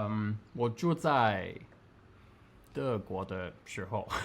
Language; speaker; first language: Chinese; non-native, learner; English